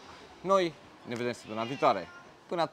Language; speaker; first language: Romanian; native; Romanian